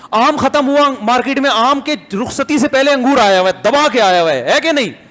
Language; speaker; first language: Urdu; native; Urdu